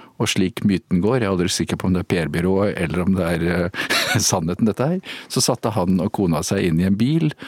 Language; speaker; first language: Norwegian; native; Norwegian